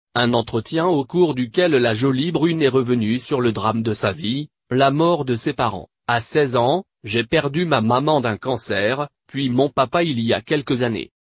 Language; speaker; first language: French; native; French